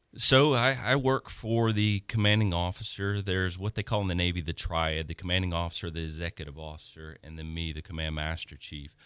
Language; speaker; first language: English; native; English